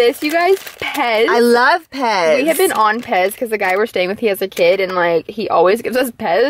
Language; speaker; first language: English; native; English